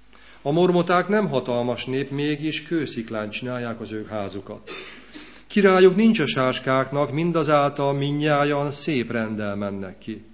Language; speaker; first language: Hungarian; native; Hungarian